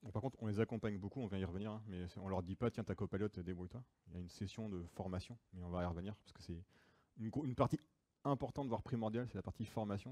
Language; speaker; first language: French; native; French